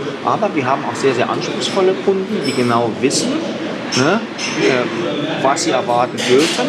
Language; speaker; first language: German; native; German